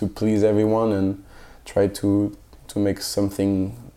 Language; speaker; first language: English; non-native, fluent; French